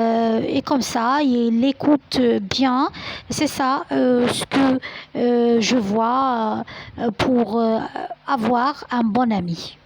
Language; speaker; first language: French; non-native, fluent; Arabic